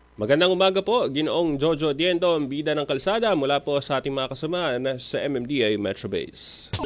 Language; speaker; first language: Filipino; native; Filipino